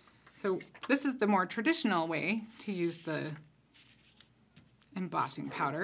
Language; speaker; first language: English; native; English